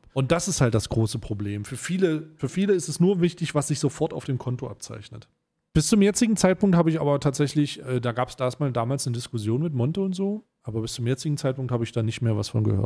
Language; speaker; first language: German; native; German